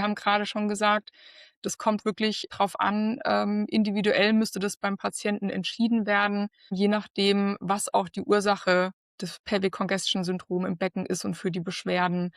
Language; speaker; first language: German; native; German